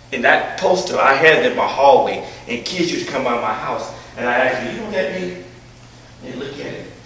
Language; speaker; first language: English; native; English